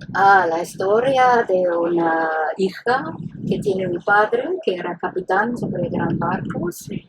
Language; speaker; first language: Spanish; non-native, fluent; German